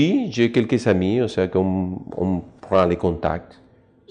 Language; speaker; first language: French; non-native, fluent; Spanish